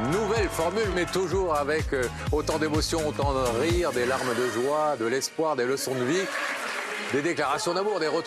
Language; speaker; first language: French; native; French